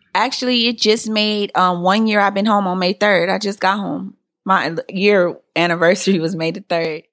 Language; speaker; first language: English; native; English